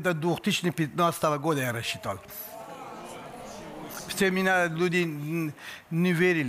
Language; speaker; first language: Russian; non-native, learner; Persian